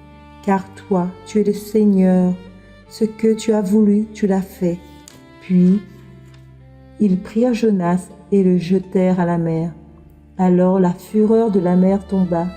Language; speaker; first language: French; native; French